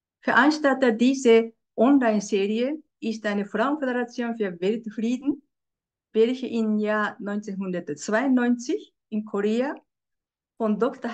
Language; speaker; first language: German; non-native, fluent; Japanese